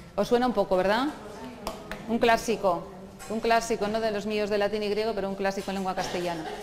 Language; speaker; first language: Spanish; non-native, local second language; Basque